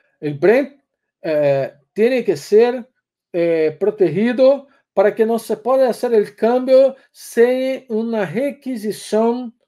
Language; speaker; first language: Spanish; non-native, learner; Portuguese